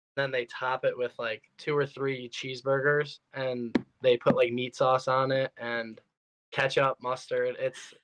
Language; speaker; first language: English; native; English